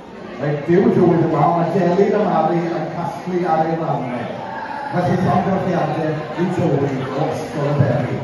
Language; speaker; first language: Welsh; native; Welsh